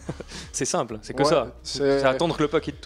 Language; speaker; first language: French; native; French